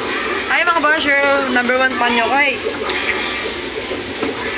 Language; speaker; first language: Filipino; native; Filipino